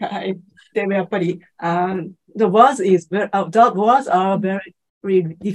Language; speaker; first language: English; non-native, learner; Japanese